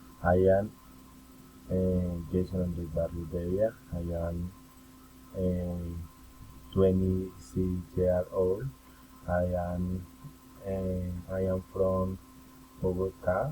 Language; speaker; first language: English; non-native, learner; Spanish